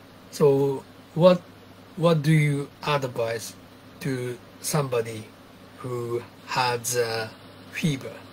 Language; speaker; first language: English; non-native, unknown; Japanese